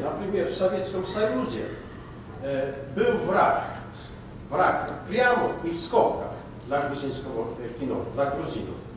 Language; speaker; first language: Russian; non-native, local second language; Georgian